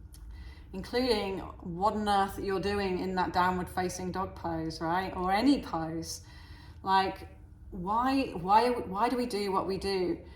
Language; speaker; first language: English; native; English